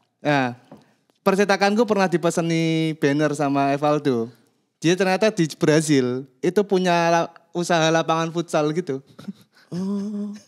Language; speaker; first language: Indonesian; native; Indonesian